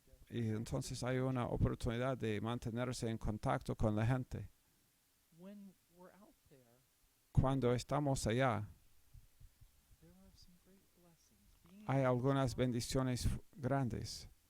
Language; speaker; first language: Spanish; non-native, fluent; English